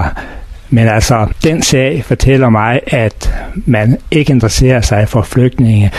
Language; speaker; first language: Danish; native; Danish